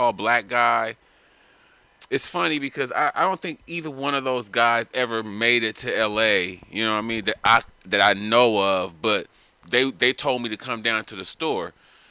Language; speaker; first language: English; native; English